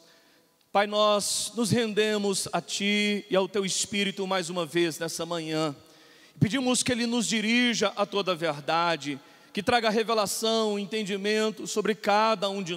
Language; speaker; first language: Portuguese; native; Portuguese